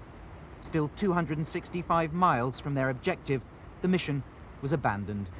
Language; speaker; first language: English; native; English